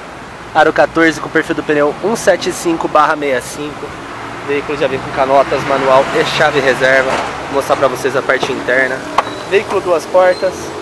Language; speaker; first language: Portuguese; native; Portuguese